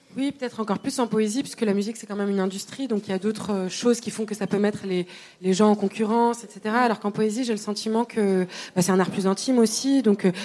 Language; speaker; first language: French; non-native, local second language; Arabic